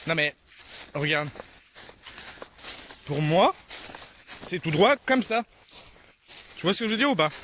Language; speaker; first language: French; native; French